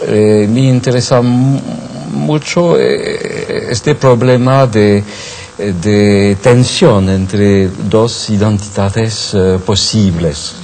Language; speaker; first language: Spanish; non-native, fluent; French